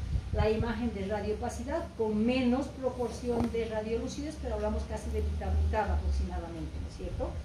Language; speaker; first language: Spanish; native; Spanish